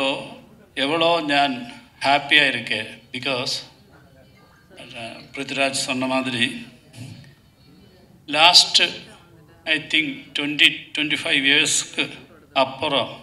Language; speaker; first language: Tamil; non-native, learner; Malayalam